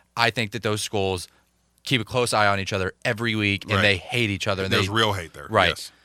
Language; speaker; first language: English; native; English